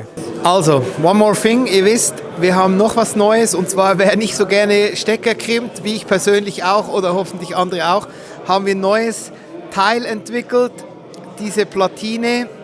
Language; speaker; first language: German; native; German